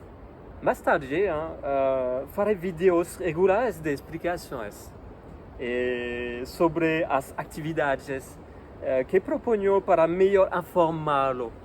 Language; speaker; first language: Portuguese; non-native, learner; French